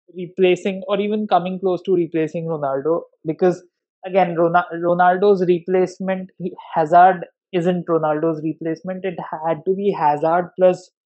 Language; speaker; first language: English; non-native, local second language; Hindi